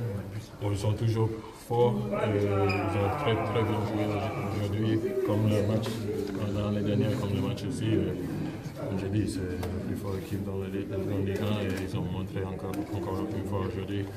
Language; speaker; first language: French; non-native, fluent; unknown